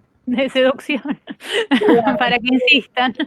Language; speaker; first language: Spanish; native; Spanish